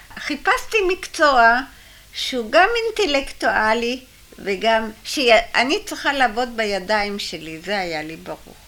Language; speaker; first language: Hebrew; early bilingual, other home language; German